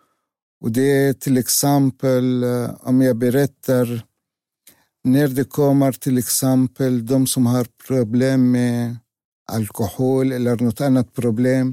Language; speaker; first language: Swedish; non-native, learner; Arabic